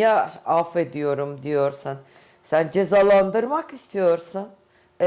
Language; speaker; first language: Turkish; non-native, fluent; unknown